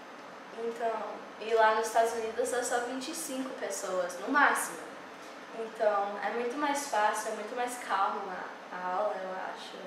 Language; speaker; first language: Portuguese; early bilingual, heritage; English